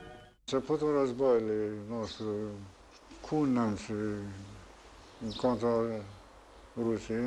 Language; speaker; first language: Romanian; non-native, local second language; English